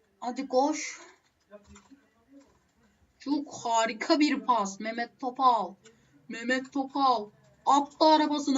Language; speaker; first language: Turkish; native; Turkish